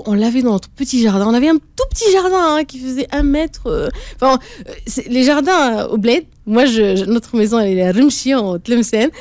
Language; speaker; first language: French; native; French